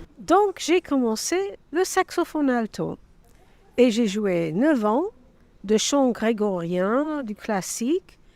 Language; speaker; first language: French; non-native, fluent; English